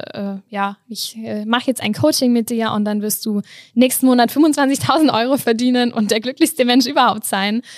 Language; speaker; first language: German; native; German